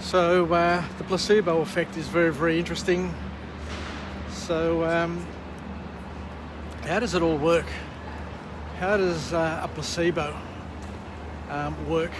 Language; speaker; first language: English; native; English